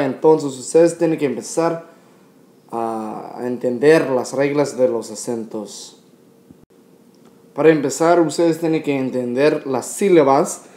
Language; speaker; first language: Spanish; non-native, fluent; English